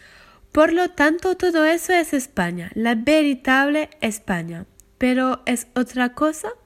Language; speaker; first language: Spanish; non-native, learner; French